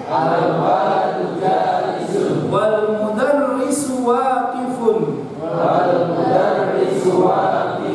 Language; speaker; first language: Arabic; non-native, fluent; Indonesian